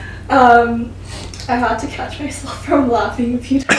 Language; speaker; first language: English; early bilingual, other home language; Korean